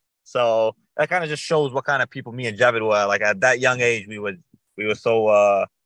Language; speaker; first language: English; native; English